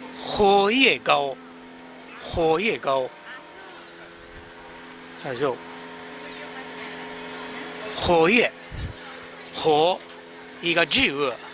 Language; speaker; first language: Chinese; non-native, learner; Japanese